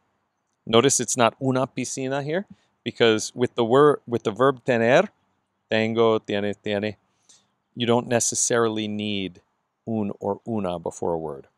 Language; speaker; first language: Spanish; non-native, fluent; English